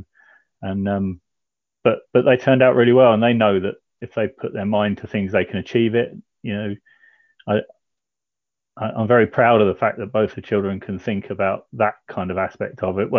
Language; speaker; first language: English; native; English